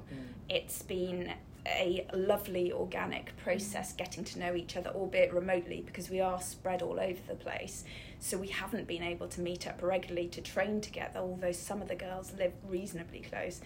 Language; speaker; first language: English; native; English